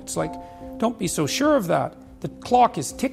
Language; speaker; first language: English; native; English